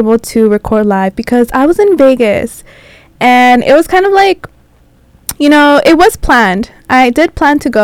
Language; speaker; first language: English; early bilingual, other home language; Spanish